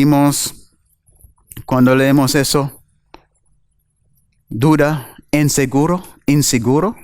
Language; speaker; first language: Spanish; non-native, learner; English